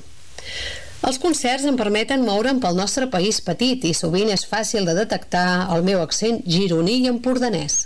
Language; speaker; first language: Catalan; native; Catalan